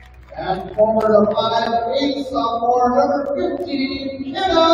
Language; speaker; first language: English; native; English